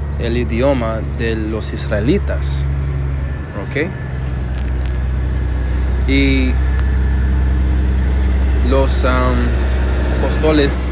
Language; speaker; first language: Spanish; non-native, learner; English